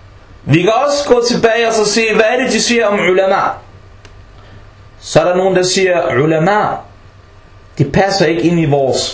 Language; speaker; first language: Danish; early bilingual, other home language; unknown